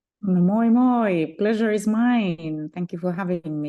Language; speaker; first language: English; non-native, fluent; Finnish